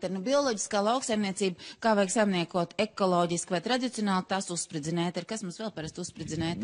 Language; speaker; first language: Latvian; native; Latvian